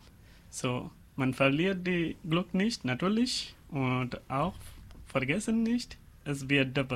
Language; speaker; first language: German; non-native, learner; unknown